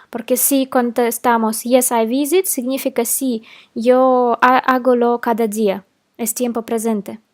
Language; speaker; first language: Spanish; non-native, fluent; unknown